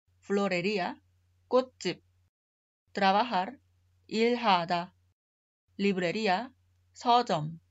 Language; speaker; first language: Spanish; non-native, fluent; Korean